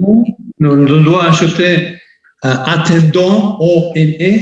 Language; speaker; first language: French; non-native, learner; Spanish